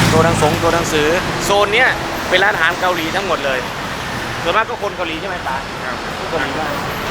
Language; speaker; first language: Thai; native; Thai